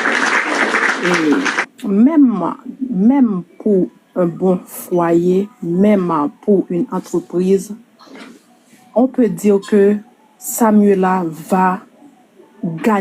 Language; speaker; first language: French; non-native, local second language; Haitian Creole